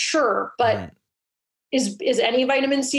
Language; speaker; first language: English; native; English